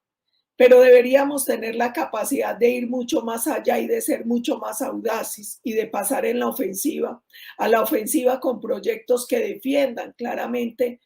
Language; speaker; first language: Spanish; native; Spanish